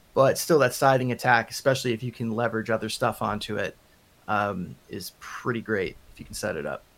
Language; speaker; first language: English; native; English